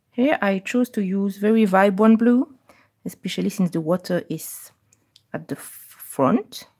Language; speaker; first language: English; non-native, fluent; French